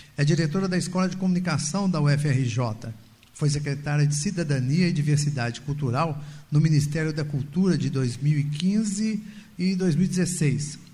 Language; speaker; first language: Portuguese; native; Portuguese